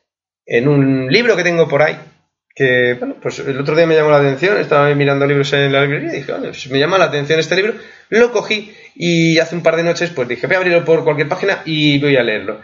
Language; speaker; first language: Spanish; native; Spanish